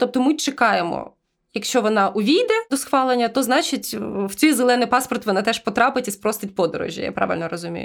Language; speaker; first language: Ukrainian; native; Ukrainian